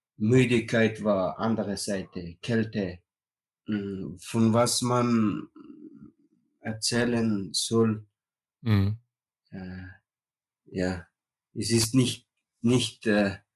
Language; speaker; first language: German; non-native, learner; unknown